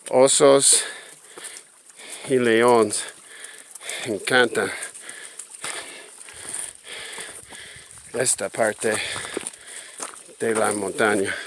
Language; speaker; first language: Spanish; non-native, learner; English